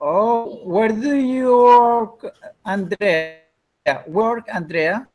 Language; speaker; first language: English; non-native, learner; Spanish